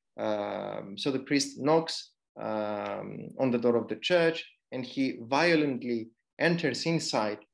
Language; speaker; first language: English; non-native, fluent; Greek